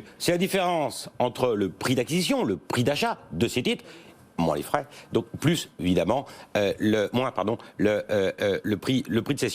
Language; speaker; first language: French; native; French